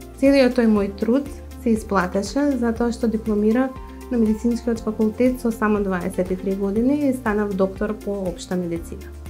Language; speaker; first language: Macedonian; early bilingual, other home language; Croatian